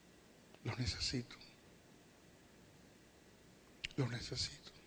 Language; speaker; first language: Spanish; native; Spanish